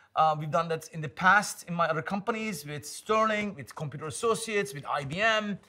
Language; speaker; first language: English; non-native, fluent; Turkish